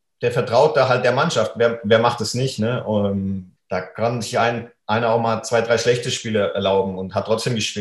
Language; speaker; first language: German; native; German